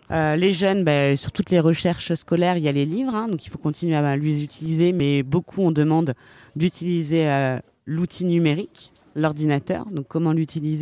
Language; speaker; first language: French; native; French